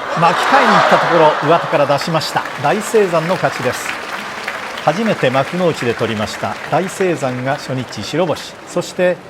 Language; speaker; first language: Japanese; native; Japanese